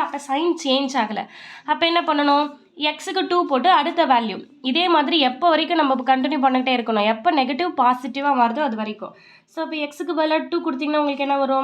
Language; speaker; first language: Tamil; native; Tamil